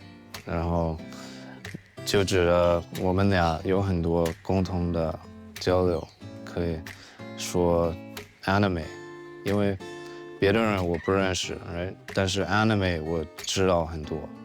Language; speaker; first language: Chinese; non-native, learner; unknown